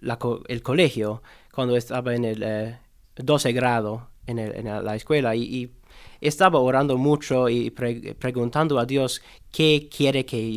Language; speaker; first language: Spanish; non-native, learner; English